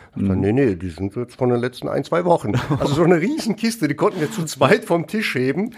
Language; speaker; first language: German; early bilingual, other home language; Greek